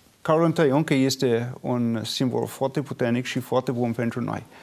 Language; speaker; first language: Romanian; non-native, fluent; English